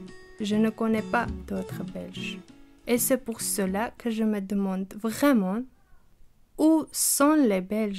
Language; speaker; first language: French; non-native, learner; Armenian